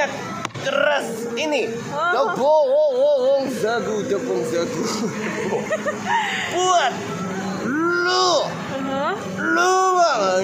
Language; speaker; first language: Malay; non-native, learner; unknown